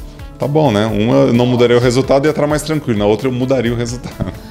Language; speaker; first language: Portuguese; native; Portuguese